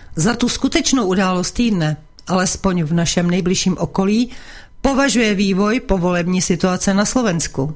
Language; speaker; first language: Czech; native; Czech